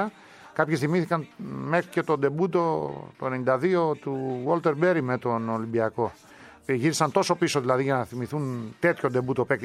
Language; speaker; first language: Greek; native; Greek